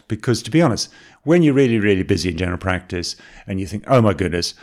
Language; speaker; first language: English; native; English